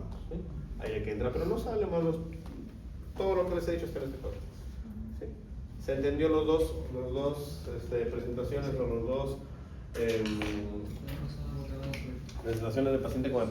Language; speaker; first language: Spanish; native; Spanish